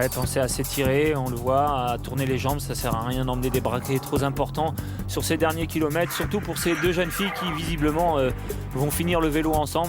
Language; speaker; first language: French; native; French